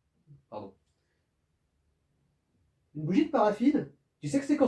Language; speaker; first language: French; native; French